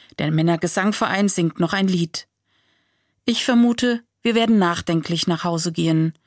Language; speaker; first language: German; native; German